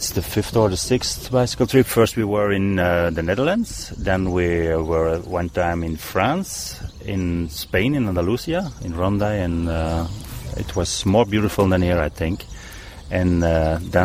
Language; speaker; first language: English; non-native, learner; Dutch